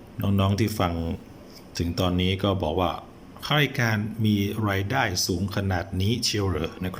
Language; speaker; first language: Thai; native; Thai